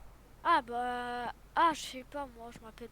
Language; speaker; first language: French; native; French